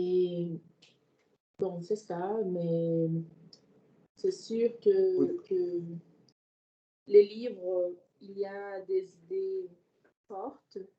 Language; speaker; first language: French; non-native, fluent; Portuguese